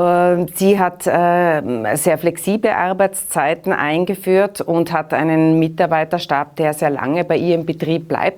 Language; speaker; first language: German; native; German